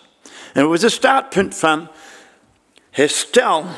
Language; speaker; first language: Dutch; non-native, fluent; English